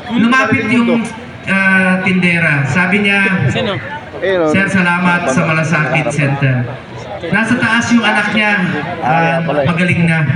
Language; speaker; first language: Filipino; non-native, local second language; Cebuano